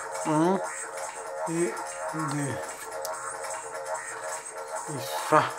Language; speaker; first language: French; non-native, learner; Spanish